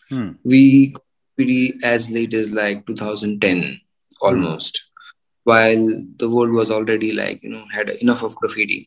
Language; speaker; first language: English; non-native, local second language; Gujarati